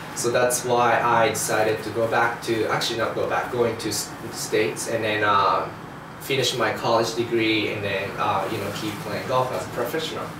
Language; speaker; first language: English; non-native, fluent; Japanese